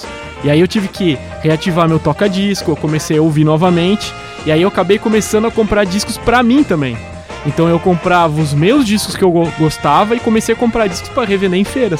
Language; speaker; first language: Portuguese; native; Portuguese